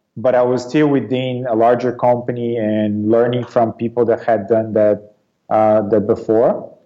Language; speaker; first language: English; non-native, fluent; Portuguese